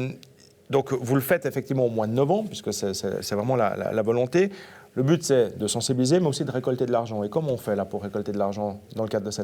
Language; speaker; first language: French; native; French